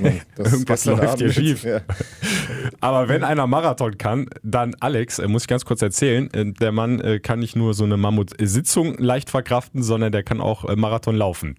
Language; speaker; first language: German; native; German